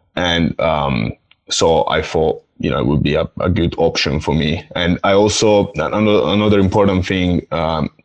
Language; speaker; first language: English; non-native, fluent; Italian